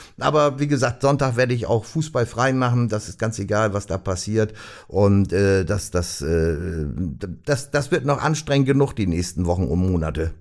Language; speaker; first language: German; native; German